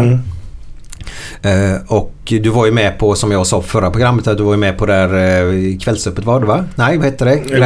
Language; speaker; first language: Swedish; native; Swedish